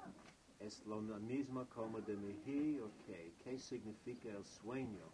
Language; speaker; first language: Spanish; non-native, fluent; English